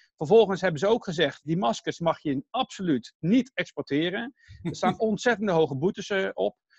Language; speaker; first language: Dutch; native; Dutch